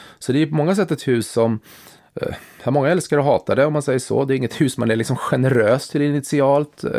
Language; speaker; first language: Swedish; native; Swedish